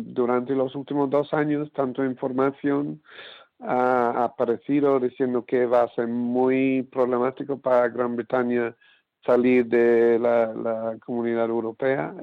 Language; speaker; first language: Spanish; non-native, fluent; English